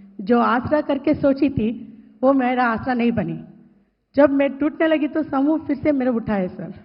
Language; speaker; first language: Hindi; non-native, local second language; Telugu